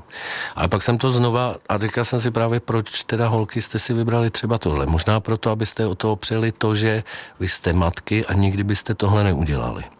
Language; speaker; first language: Czech; native; Czech